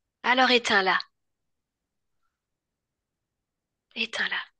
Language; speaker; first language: French; native; French